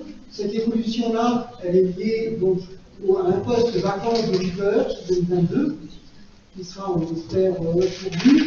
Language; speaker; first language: French; native; French